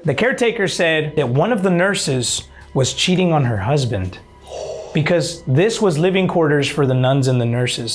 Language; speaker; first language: English; early bilingual, other home language; Spanish